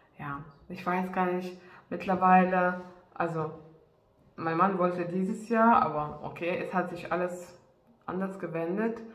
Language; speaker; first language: German; non-native, fluent; Russian